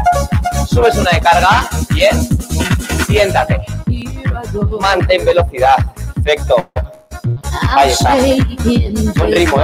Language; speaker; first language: Spanish; native; Spanish